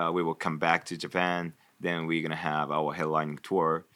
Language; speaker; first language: English; non-native, fluent; Japanese